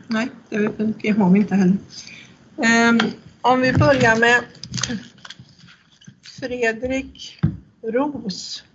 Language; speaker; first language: Swedish; native; Swedish